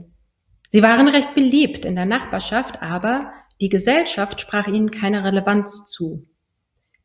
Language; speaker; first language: German; early bilingual, other home language; Persian